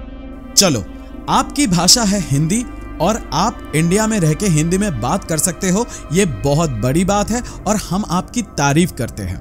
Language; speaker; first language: Hindi; non-native, local second language; Bangla